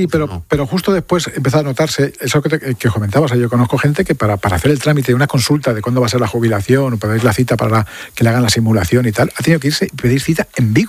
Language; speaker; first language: Spanish; native; Spanish